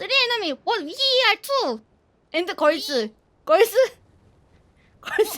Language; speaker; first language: English; non-native, learner; Korean